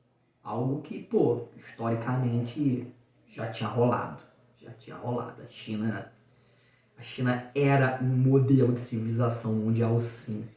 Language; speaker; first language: Portuguese; native; Portuguese